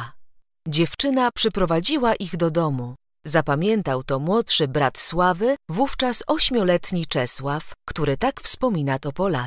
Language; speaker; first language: Polish; native; Polish